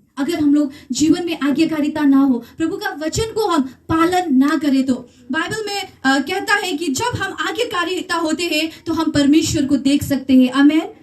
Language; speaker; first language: Hindi; non-native, local second language; Nepali